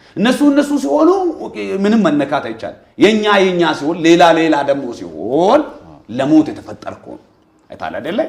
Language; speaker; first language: Amharic; non-native, local second language; Oromo